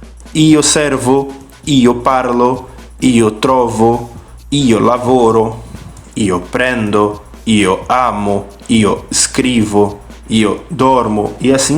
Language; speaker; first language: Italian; non-native, fluent; Portuguese